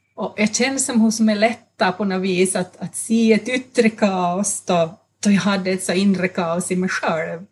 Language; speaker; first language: Swedish; native; Swedish